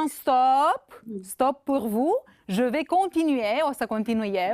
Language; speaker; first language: French; non-native, fluent; Romanian